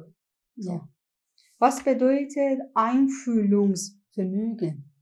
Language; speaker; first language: German; non-native, learner; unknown